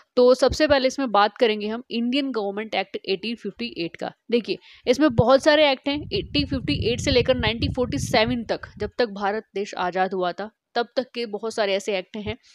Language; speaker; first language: Hindi; native; Hindi